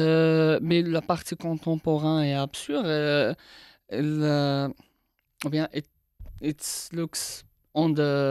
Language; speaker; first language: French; non-native, local second language; Arabic